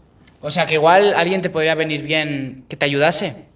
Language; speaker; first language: Spanish; native; Spanish